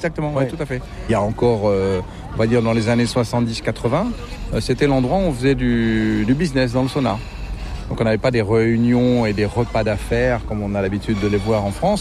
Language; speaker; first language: French; non-native, fluent; Finnish